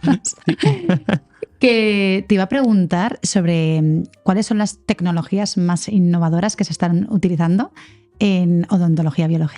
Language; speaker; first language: Spanish; native; Spanish